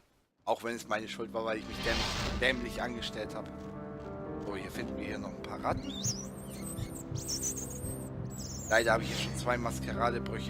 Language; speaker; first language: German; native; German